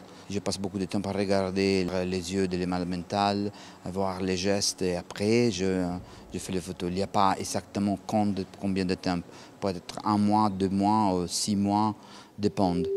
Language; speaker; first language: French; non-native, learner; Italian